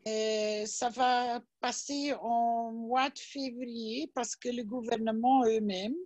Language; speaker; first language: French; non-native, learner; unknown